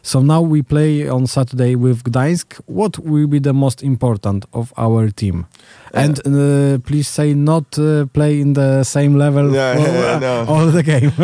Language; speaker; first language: English; non-native, learner; Polish